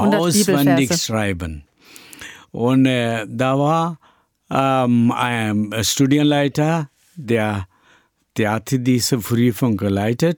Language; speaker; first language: German; non-native, learner; Tamil